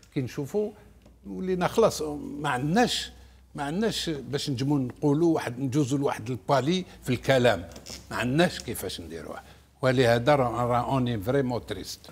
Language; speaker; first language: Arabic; native; Arabic